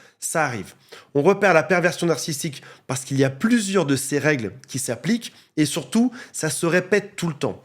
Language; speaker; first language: French; native; French